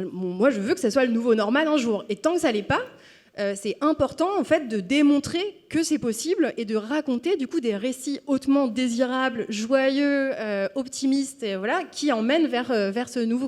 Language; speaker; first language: French; native; French